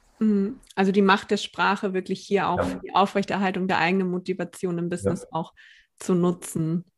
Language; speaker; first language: German; native; German